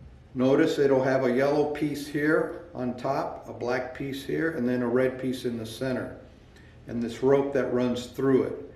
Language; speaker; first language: English; native; English